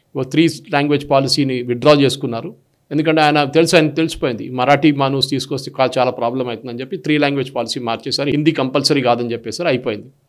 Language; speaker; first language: Telugu; non-native, local second language; Malayalam